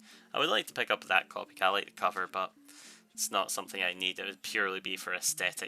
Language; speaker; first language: English; native; English